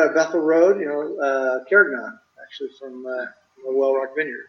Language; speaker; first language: English; native; English